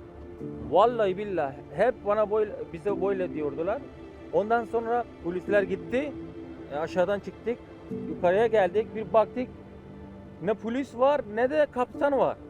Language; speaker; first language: Turkish; non-native, fluent; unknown